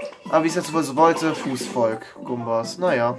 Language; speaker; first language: German; native; German